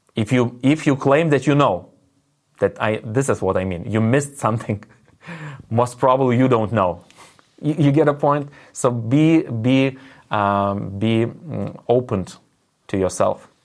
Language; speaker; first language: English; non-native, fluent; Lithuanian